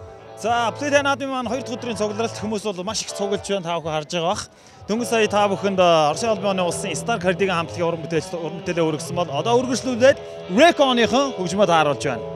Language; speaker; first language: Mongolian; native; Mongolian